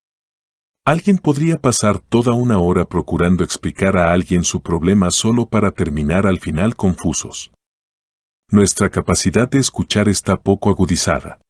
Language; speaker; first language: Spanish; native; Spanish